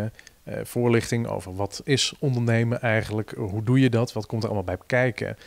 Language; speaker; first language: Dutch; native; Dutch